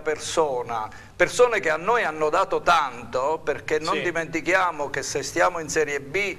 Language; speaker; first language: Italian; native; Italian